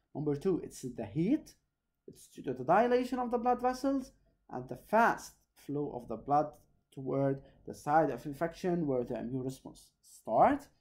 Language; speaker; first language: English; non-native, local second language; Arabic